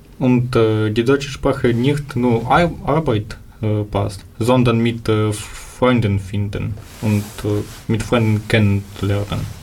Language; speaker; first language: German; non-native, learner; Ukrainian